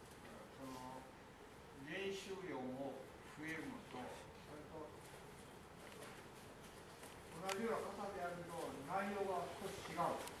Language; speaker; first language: Japanese; native; Japanese